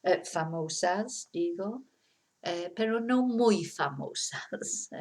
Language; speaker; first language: Spanish; non-native, fluent; English